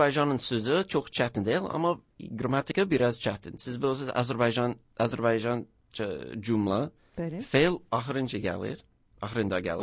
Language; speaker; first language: Turkish; non-native, learner; English